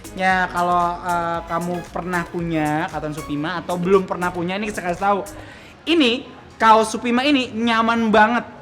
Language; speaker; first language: Indonesian; native; Indonesian